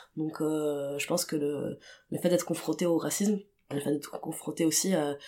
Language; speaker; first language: French; non-native, local second language; Arabic